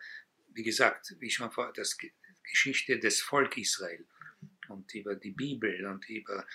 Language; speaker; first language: German; non-native, fluent; Hebrew